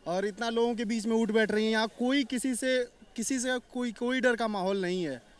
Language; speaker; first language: Hindi; native; Hindi